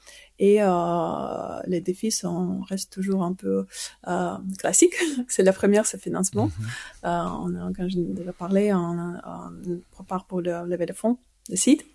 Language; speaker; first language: French; non-native, fluent; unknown